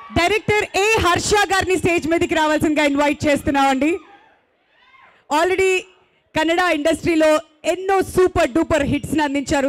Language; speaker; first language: Telugu; native; Telugu